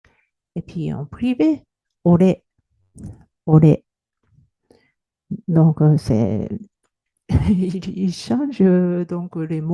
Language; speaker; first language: French; non-native, fluent; Japanese